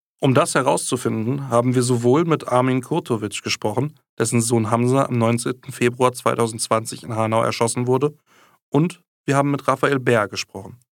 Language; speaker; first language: German; native; German